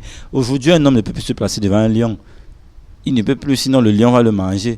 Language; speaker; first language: French; non-native, local second language; Lingala